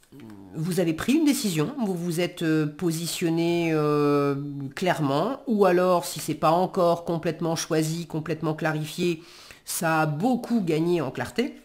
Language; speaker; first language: French; native; French